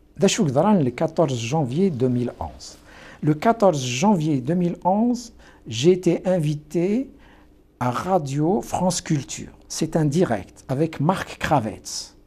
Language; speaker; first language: French; non-native, local second language; Kabyle